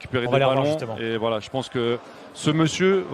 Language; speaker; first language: French; native; French